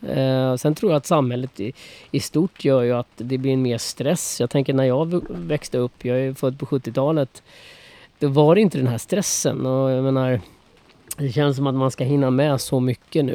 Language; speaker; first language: Swedish; native; Swedish